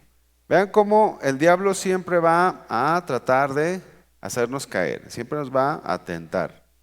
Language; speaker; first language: Spanish; native; Spanish